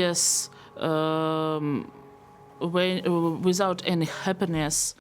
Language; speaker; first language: English; non-native, learner; Belarusian